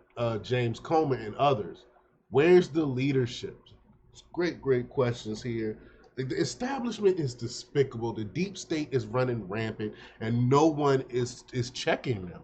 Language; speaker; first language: English; native; English